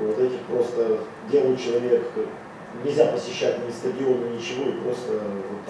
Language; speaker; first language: Russian; native; Russian